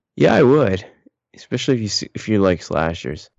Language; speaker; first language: English; early bilingual, other home language; Filipino